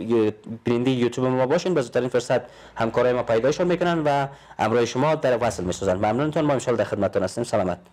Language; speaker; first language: Persian; native; Persian